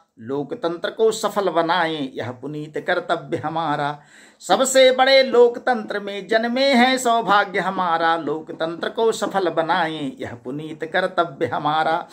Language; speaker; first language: Hindi; native; Hindi